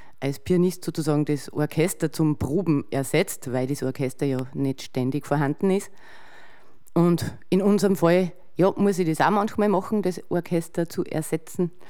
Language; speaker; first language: German; native; German